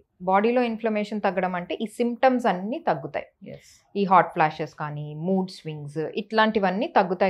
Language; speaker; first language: Telugu; native; Telugu